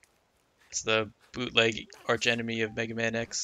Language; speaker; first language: English; native; English